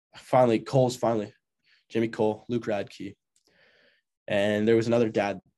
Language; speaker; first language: English; native; English